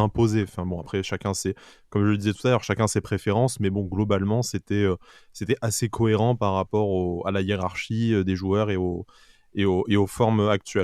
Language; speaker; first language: French; native; French